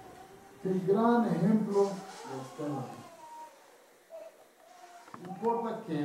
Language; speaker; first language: Spanish; non-native, fluent; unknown